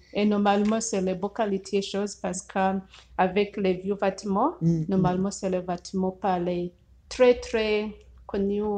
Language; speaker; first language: French; non-native, learner; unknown